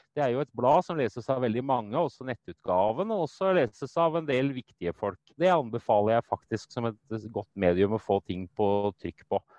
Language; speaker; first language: Norwegian; native; Norwegian